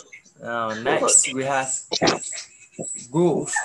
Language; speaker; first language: English; non-native, fluent; Vietnamese